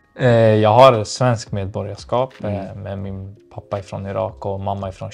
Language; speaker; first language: Swedish; early bilingual, other home language; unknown